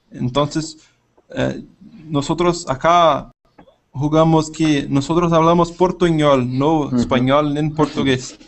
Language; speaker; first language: Spanish; non-native, learner; Portuguese